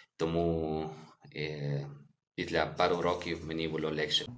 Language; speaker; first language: Ukrainian; non-native, learner; Spanish